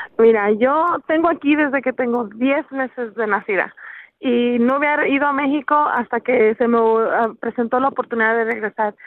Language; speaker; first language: Spanish; early bilingual, heritage; Spanish